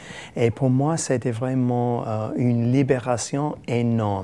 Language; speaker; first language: French; non-native, fluent; English